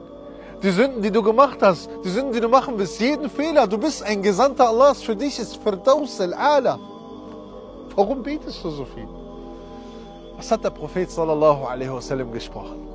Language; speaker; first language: German; early bilingual, other home language; Romany